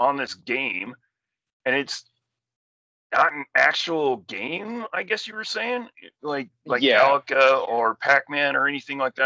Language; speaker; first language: English; native; English